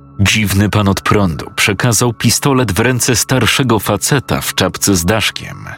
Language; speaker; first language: Polish; native; Polish